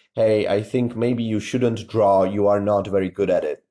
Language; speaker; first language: English; non-native, fluent; Czech